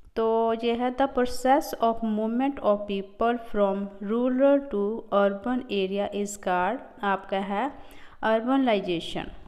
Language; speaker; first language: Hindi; non-native, local second language; Punjabi